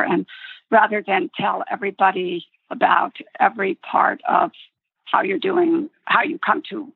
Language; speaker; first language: English; native; English